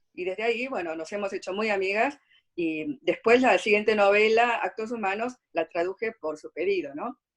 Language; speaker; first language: Spanish; early bilingual, other home language; Korean